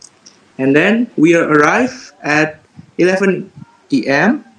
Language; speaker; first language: English; non-native, learner; Indonesian